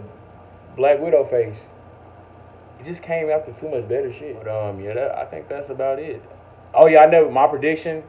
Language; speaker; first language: English; native; English